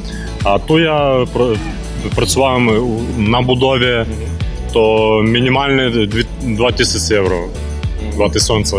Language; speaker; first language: Polish; non-native, learner; Ukrainian